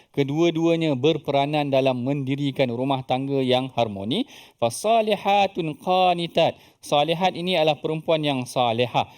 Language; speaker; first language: Malay; native; Malay